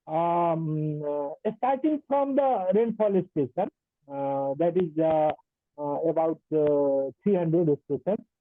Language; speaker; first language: English; non-native, local second language; Nepali